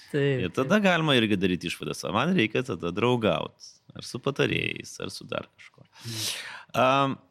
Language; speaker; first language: Lithuanian; native; Lithuanian